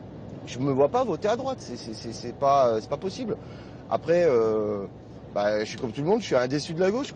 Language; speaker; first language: French; native; French